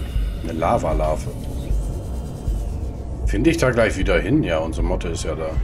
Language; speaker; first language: German; native; German